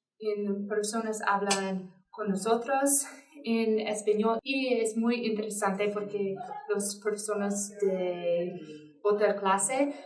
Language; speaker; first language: Spanish; non-native, learner; English